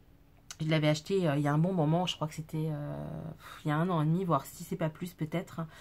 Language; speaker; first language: French; native; French